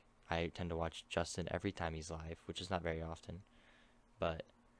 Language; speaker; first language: English; native; English